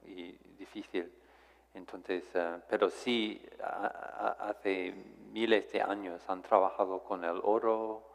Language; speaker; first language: Spanish; non-native, fluent; English